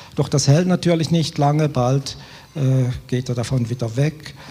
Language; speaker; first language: German; native; German